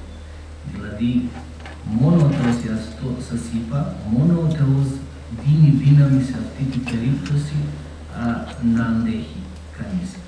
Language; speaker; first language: Greek; non-native, fluent; Macedonian